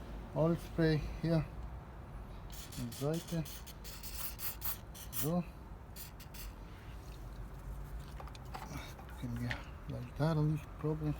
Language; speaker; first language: German; non-native, learner; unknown